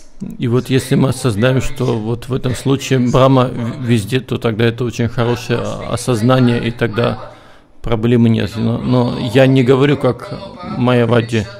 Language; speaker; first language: Russian; native; Russian